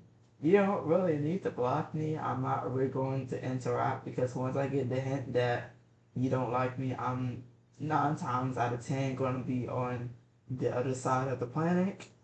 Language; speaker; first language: English; native; English